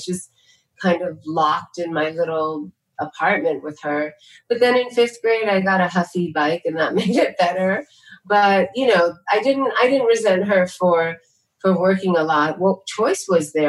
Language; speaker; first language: English; early bilingual, other home language; Tamil